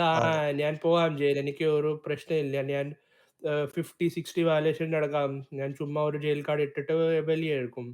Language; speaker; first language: Malayalam; early bilingual, heritage; Malayalam